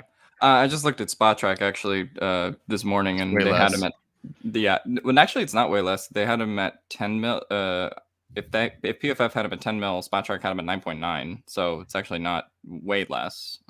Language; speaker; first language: English; native; English